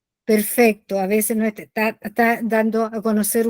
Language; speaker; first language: Spanish; native; Spanish